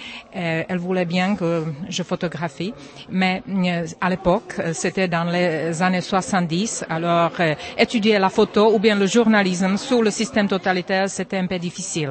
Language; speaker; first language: French; non-native, fluent; Czech